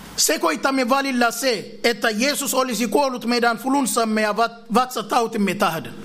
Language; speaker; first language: Finnish; non-native, fluent; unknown